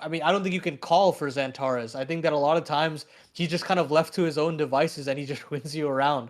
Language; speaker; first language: English; native; English